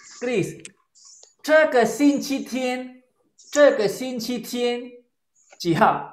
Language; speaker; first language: Chinese; non-native, fluent; Spanish